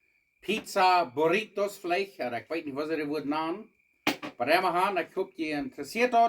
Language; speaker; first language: German; non-native, learner; Plautdietsch